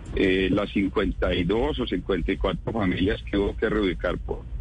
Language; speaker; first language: Spanish; native; Spanish